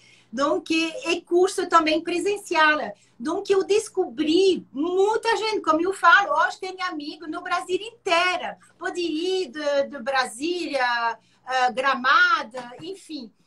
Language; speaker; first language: Portuguese; non-native, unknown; French